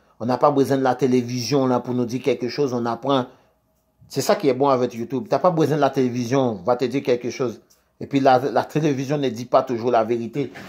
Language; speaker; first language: French; non-native, local second language; Haitian Creole